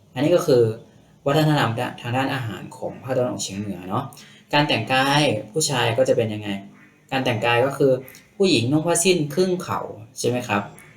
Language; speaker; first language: Thai; native; Thai